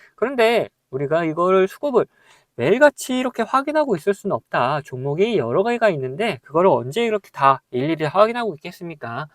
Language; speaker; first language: Korean; native; Korean